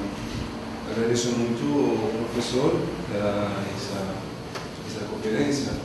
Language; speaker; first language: Portuguese; non-native, learner; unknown